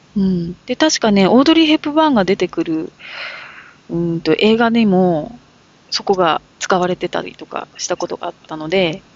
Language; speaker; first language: Japanese; native; Japanese